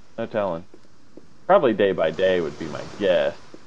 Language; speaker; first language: English; native; English